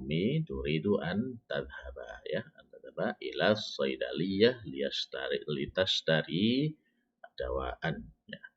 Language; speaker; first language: Arabic; non-native, fluent; Indonesian